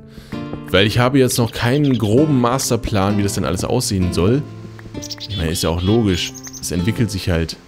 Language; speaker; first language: German; native; German